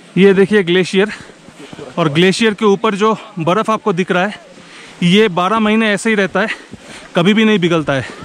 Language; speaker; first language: Hindi; non-native, local second language; Bangla